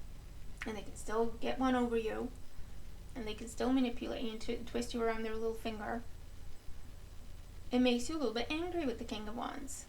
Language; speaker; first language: English; native; English